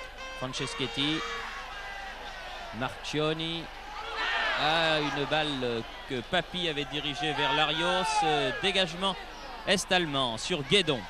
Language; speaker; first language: French; native; French